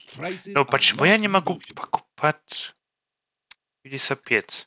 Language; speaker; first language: Russian; non-native, fluent; German